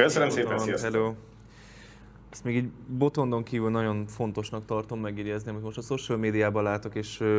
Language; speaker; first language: Hungarian; native; Hungarian